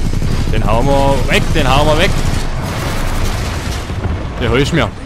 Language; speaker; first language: German; native; German